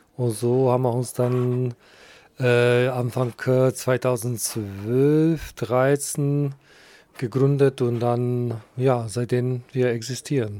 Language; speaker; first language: German; non-native, fluent; Romany